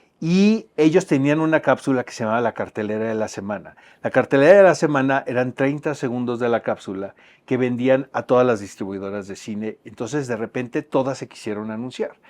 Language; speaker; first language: Spanish; native; Spanish